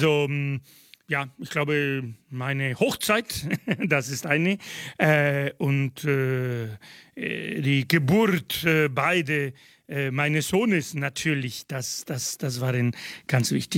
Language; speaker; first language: German; non-native, fluent; Spanish